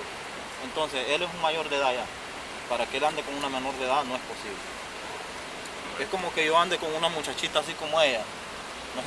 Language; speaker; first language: Spanish; native; Spanish